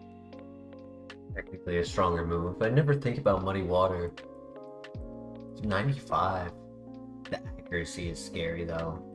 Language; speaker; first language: English; native; English